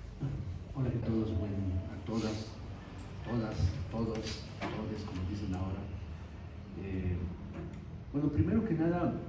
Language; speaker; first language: Spanish; native; Spanish